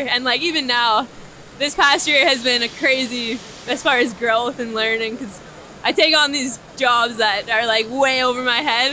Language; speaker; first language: English; native; English